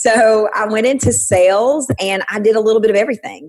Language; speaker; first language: English; native; English